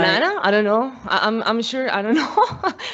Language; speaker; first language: English; non-native, learner; Spanish